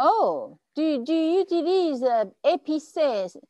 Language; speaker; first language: French; non-native, learner; Chinese